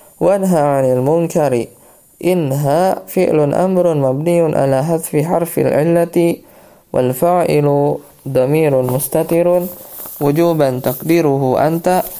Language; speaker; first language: Arabic; non-native, fluent; Indonesian